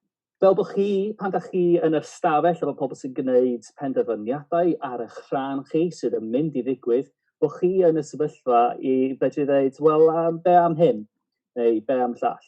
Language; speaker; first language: Welsh; native; Welsh